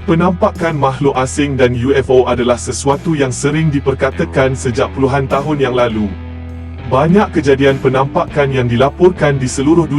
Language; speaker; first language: Malay; native; Malay